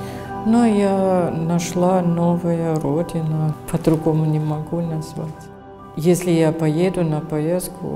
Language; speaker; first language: Russian; non-native, fluent; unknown